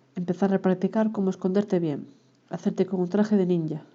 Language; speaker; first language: Spanish; non-native, local second language; Galician